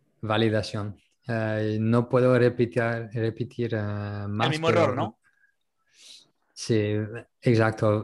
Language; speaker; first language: Spanish; non-native, local second language; French